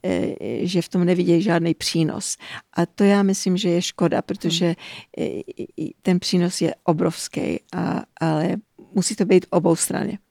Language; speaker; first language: Czech; early bilingual, heritage; Czech